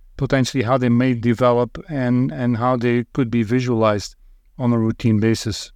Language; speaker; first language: English; non-native, fluent; Dutch